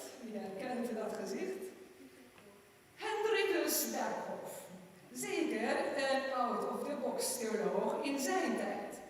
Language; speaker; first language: Dutch; non-native, fluent; German